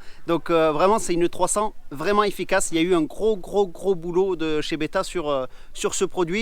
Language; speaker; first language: French; native; French